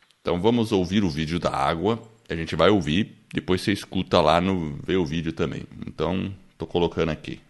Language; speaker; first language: Portuguese; early bilingual, other home language; English